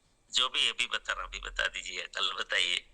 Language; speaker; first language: Hindi; native; Hindi